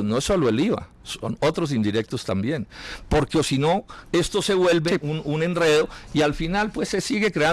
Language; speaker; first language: Spanish; native; Spanish